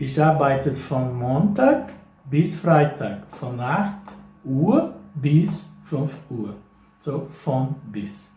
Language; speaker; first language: German; non-native, fluent; English